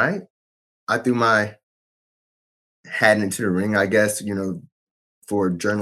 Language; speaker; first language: English; native; English